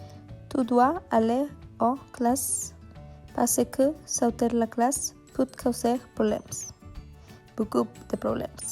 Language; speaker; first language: French; non-native, learner; Spanish